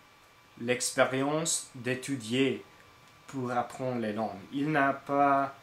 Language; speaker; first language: French; non-native, learner; English